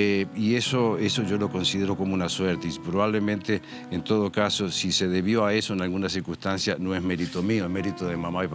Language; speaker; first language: Spanish; native; Spanish